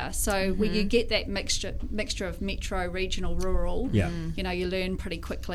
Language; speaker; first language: English; native; English